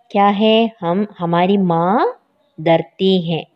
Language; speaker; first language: Hindi; non-native, local second language; Malayalam